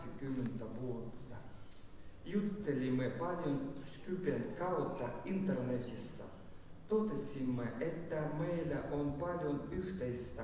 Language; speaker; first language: Finnish; non-native, learner; Russian